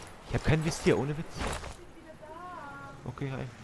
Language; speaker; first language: German; native; German